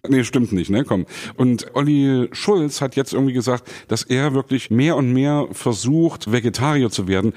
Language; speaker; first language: German; native; German